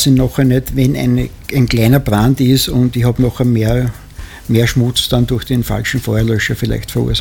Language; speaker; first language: German; native; German